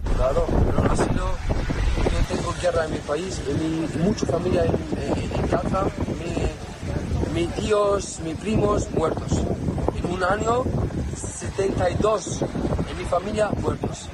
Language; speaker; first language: Spanish; non-native, learner; Arabic